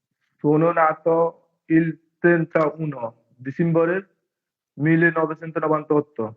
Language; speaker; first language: Italian; non-native, learner; Bangla